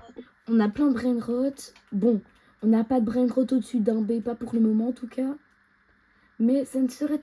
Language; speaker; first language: French; native; French